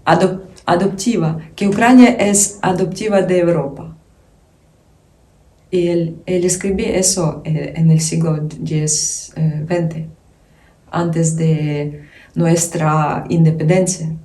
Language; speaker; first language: Spanish; non-native, learner; Ukrainian